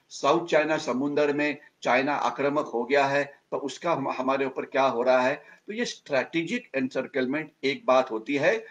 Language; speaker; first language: Hindi; non-native, local second language; Marathi